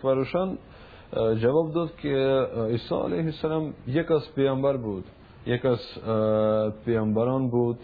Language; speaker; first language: Persian; non-native, learner; Russian